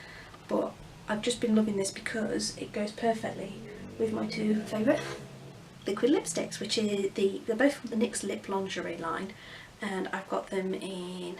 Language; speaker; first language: English; native; English